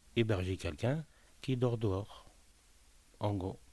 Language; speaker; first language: French; non-native, local second language; Arabic